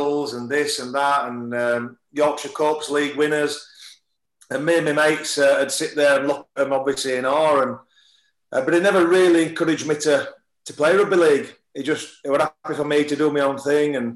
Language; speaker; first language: English; native; English